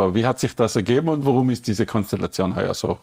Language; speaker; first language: German; native; German